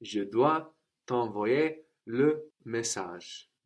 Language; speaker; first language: French; non-native, fluent; English